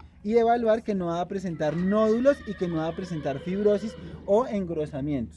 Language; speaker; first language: Spanish; native; Spanish